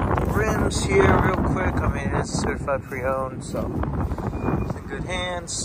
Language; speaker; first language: English; native; English